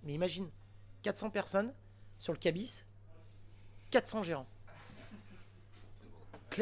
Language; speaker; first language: French; native; French